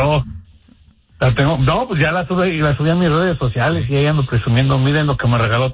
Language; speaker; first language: Spanish; native; Spanish